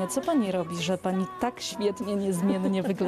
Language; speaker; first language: Polish; native; Polish